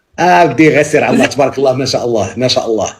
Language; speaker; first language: Arabic; native; Arabic